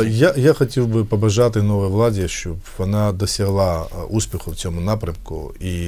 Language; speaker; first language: Ukrainian; non-native, fluent; Georgian